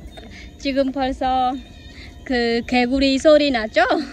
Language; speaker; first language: Korean; non-native, fluent; Khmer